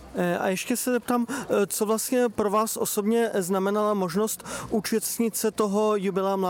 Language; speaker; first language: Czech; native; Czech